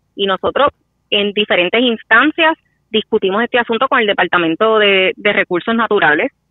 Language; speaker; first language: Spanish; native; Spanish